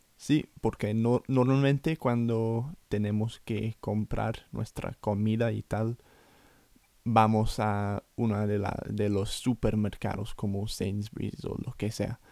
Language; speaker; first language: Spanish; non-native, fluent; English